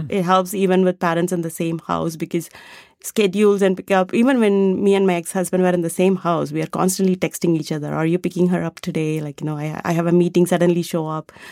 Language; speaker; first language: English; non-native, local second language; Tamil